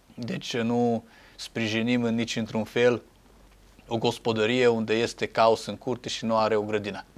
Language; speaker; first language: Romanian; non-native, local second language; Hungarian